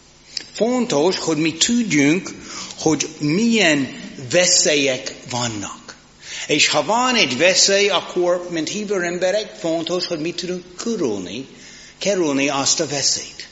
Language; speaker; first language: Hungarian; non-native, fluent; English